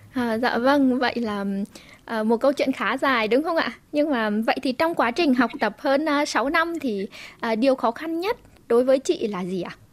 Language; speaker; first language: Vietnamese; native; Vietnamese